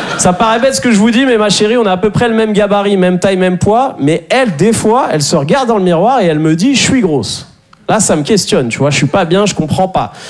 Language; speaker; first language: French; native; French